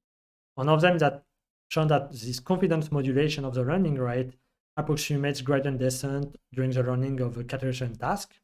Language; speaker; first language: English; non-native, fluent; French